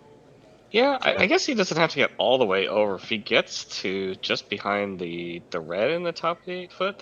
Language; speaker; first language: English; native; English